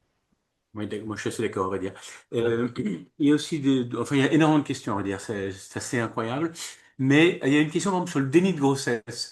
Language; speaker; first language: French; native; French